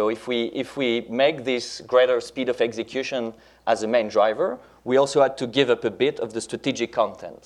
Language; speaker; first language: English; non-native, fluent; French